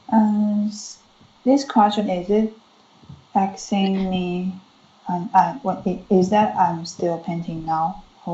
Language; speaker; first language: English; non-native, learner; Chinese